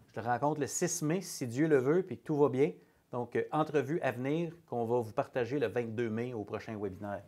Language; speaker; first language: French; native; French